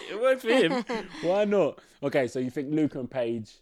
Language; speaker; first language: English; early bilingual, other home language; Yoruba